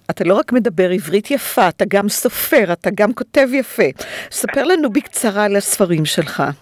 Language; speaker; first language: Hebrew; native; Hebrew